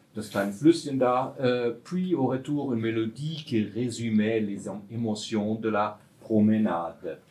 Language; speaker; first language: French; non-native, fluent; German